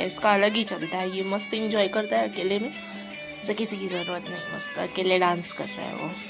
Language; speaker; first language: Hindi; native; Hindi